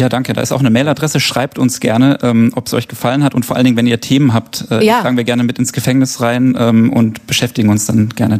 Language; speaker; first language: German; native; German